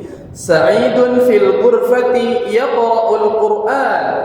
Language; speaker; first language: Arabic; non-native, fluent; Indonesian